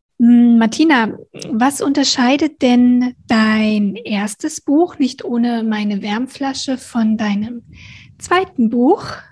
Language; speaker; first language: German; native; German